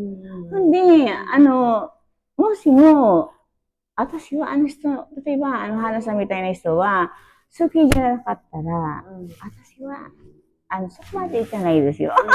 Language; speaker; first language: Japanese; non-native, learner; Filipino